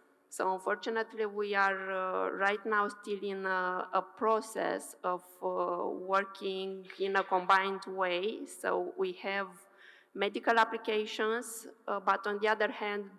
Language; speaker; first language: English; non-native, fluent; Romanian